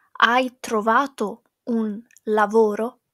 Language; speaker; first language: Italian; non-native, fluent; English